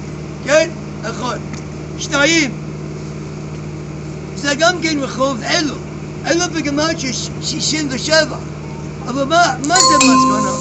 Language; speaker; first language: Hebrew; non-native, learner; English